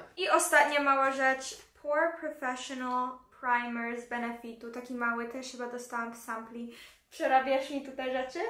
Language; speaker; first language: Polish; early bilingual, heritage; Polish